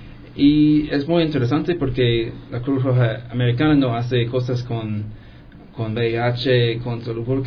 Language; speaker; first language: Spanish; non-native, fluent; English